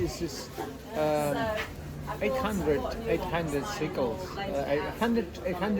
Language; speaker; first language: English; non-native, learner; Spanish